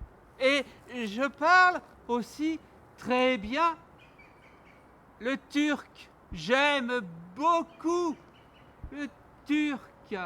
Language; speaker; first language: French; non-native, learner; Armenian